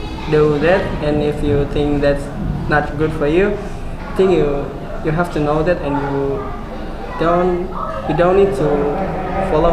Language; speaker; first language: English; non-native, learner; Indonesian